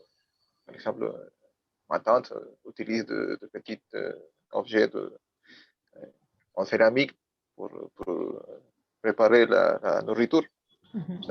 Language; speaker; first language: French; non-native, learner; Spanish